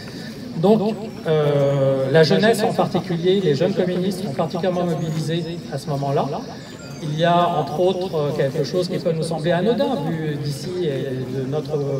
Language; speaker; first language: French; native; French